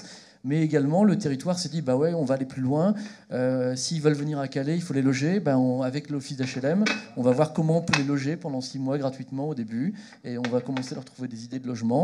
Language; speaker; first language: French; native; French